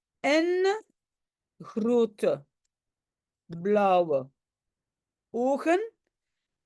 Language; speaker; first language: Dutch; non-native, local second language; French